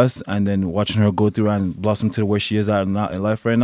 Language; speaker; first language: English; native; English